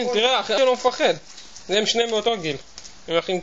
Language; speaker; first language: Hebrew; native; Hebrew